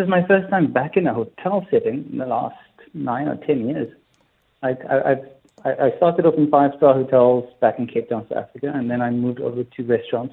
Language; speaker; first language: English; native; English